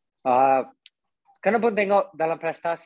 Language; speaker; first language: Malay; non-native, local second language; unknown